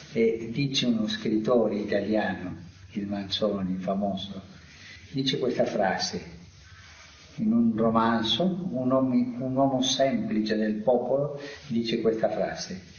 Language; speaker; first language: Italian; non-native, fluent; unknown